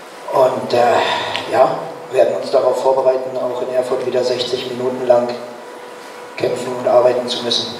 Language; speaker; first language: German; native; German